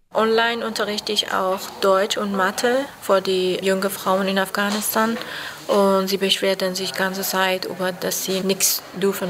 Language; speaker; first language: German; non-native, fluent; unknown